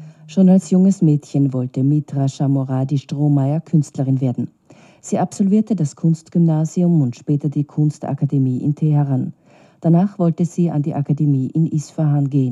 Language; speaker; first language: German; native; German